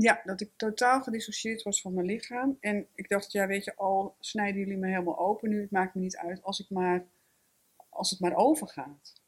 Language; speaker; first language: Dutch; native; Dutch